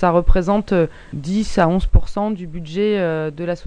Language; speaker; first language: French; native; French